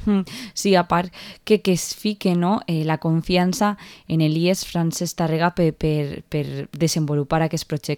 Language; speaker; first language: Catalan; native; Catalan